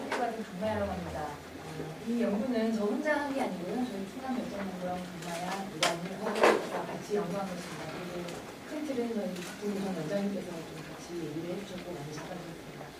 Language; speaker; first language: Korean; native; Korean